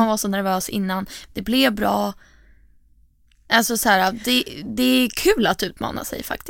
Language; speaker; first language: Swedish; native; Swedish